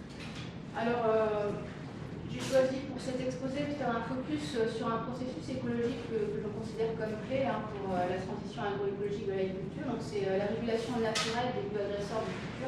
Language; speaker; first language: French; native; French